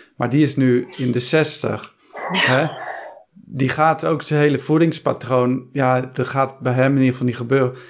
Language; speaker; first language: Dutch; native; Dutch